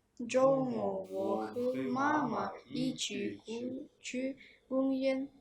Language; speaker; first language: Chinese; non-native, learner; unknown